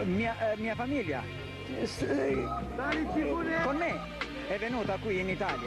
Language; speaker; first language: Italian; non-native, learner; Albanian